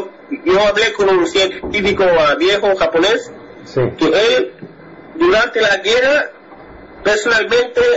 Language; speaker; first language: Spanish; non-native, fluent; English